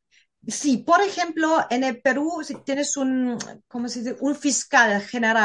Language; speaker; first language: Spanish; non-native, fluent; German